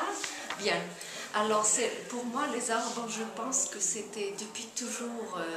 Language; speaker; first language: French; non-native, fluent; German